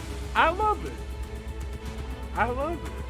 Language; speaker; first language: English; native; English